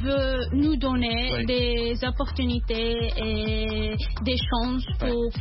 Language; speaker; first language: French; non-native, learner; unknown